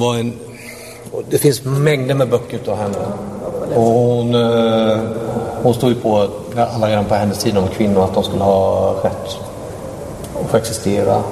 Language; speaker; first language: Swedish; native; Swedish